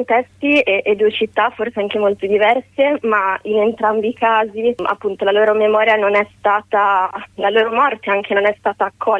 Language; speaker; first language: Italian; native; Italian